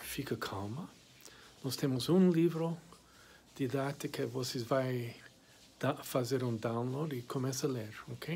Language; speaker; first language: Portuguese; non-native, fluent; English